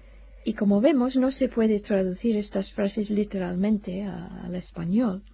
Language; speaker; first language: Spanish; non-native, fluent; English